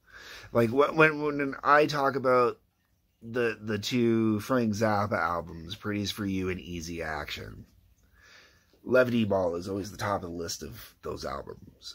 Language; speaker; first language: English; native; English